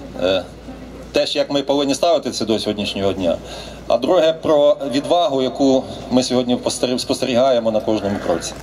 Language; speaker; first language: Ukrainian; native; Ukrainian